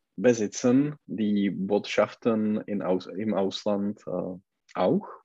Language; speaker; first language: German; non-native, learner; Czech